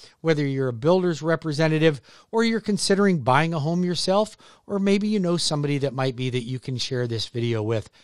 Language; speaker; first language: English; native; English